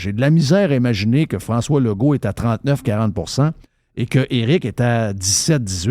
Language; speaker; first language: French; native; French